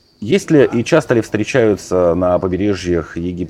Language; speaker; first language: Russian; non-native, learner; Arabic